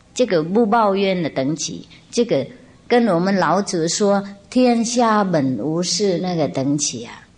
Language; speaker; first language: Chinese; non-native, fluent; Vietnamese